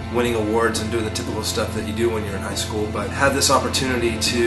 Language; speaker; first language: English; native; English